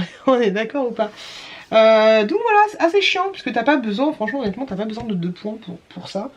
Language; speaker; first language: French; native; French